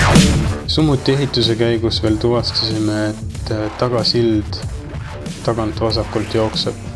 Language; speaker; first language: Estonian; native; Estonian